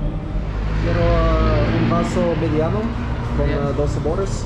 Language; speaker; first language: Spanish; non-native, learner; English